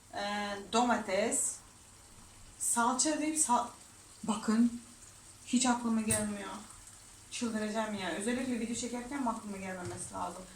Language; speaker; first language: Turkish; non-native, fluent; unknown